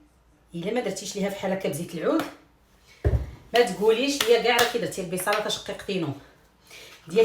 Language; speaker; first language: Arabic; native; Arabic